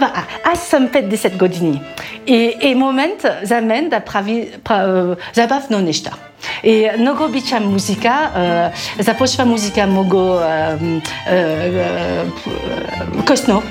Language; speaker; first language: Bulgarian; non-native, learner; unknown